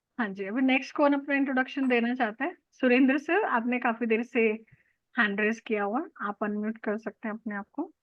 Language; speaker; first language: Hindi; native; Hindi